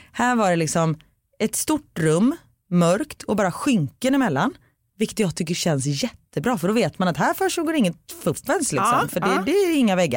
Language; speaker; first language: Swedish; native; Swedish